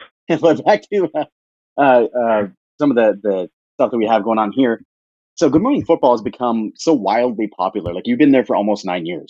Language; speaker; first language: English; native; English